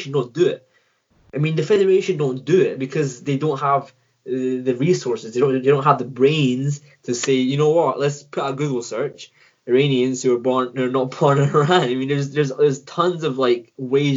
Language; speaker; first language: English; native; English